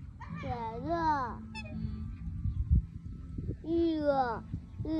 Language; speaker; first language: Chinese; native; Chinese